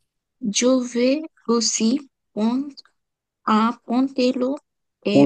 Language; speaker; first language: French; non-native, learner; Bangla